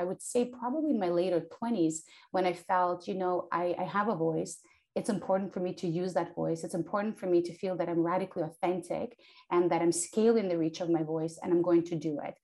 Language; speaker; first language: English; non-native, fluent; Ukrainian